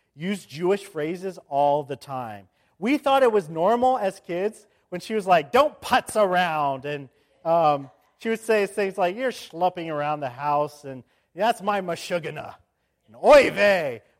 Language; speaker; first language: English; native; English